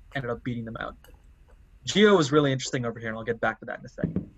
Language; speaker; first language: English; non-native, local second language; Tamil